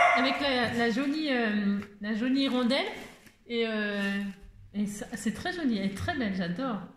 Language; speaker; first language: French; native; French